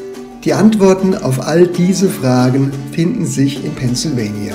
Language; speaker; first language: German; native; German